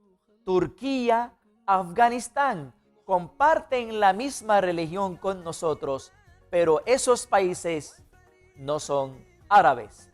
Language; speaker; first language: Spanish; non-native, fluent; Arabic